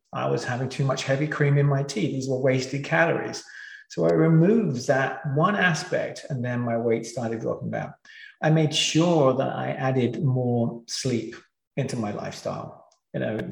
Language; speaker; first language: English; native; English